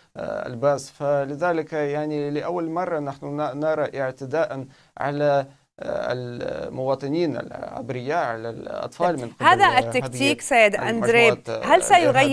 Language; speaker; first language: Arabic; non-native, fluent; Russian